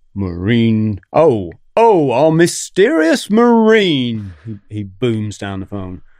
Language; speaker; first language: English; native; English